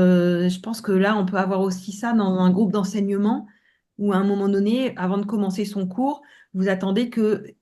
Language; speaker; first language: French; native; French